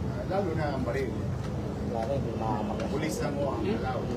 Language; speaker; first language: Filipino; native; Filipino